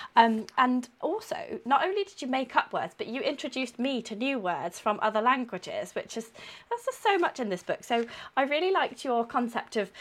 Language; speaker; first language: English; native; English